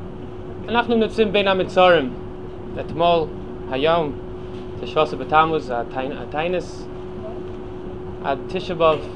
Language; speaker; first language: Hebrew; non-native, fluent; English